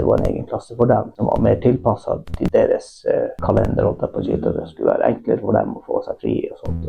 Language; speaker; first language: Norwegian; non-native, local second language; Northern Sami